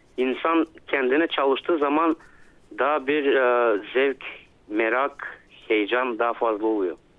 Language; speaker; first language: Turkish; native; Turkish